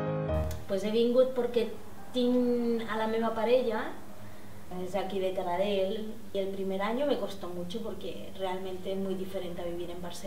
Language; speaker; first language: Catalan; non-native, learner; Spanish